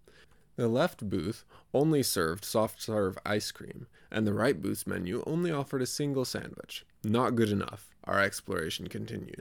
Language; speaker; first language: English; native; English